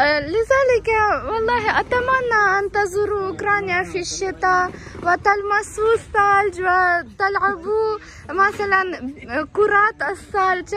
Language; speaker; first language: Arabic; non-native, fluent; Ukrainian